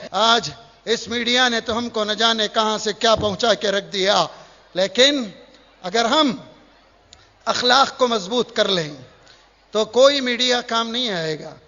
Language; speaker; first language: Urdu; native; Urdu